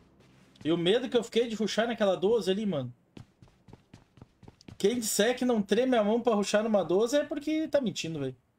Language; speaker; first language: Portuguese; native; Portuguese